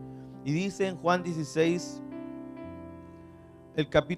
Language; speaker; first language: Spanish; native; Spanish